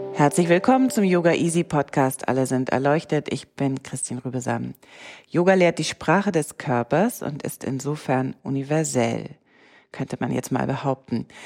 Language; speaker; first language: German; native; German